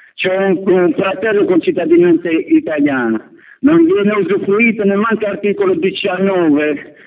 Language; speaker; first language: Italian; non-native, fluent; Albanian